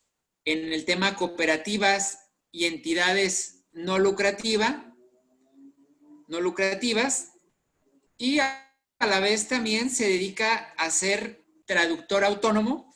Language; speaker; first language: Spanish; native; Spanish